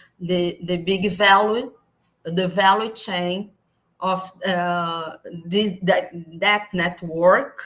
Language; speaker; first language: English; non-native, learner; Portuguese